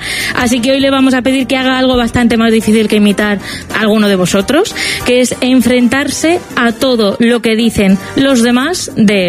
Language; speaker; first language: Spanish; native; Spanish